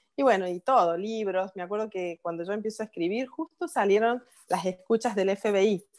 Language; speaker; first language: Spanish; native; Spanish